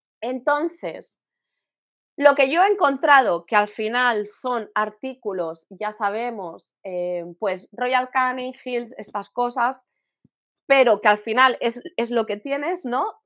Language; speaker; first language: Spanish; native; Spanish